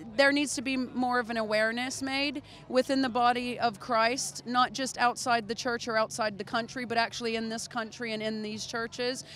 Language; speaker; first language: English; native; English